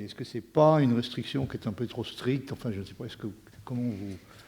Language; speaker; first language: French; native; French